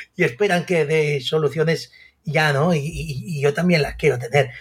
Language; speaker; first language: Spanish; native; Spanish